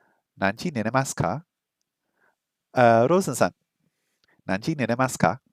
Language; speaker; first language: Japanese; non-native, learner; English